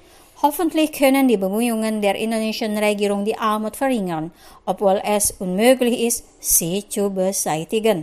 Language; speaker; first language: German; non-native, fluent; Indonesian